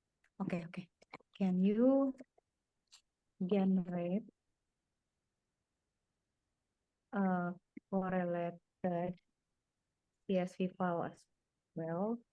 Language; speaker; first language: English; non-native, fluent; Indonesian